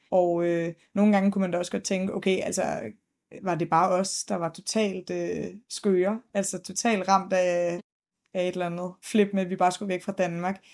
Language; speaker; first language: Danish; native; Danish